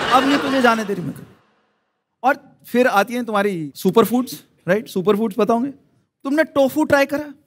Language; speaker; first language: Hindi; native; Hindi